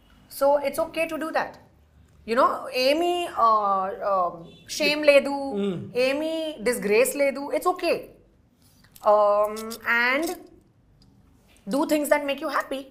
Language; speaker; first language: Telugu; non-native, learner; Hindi